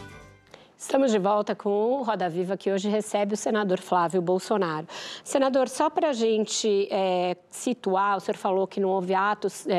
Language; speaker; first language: Portuguese; native; Portuguese